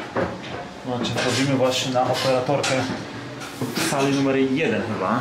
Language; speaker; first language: Polish; native; Polish